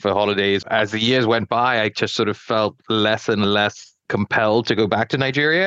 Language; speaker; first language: English; non-native, local second language; Yoruba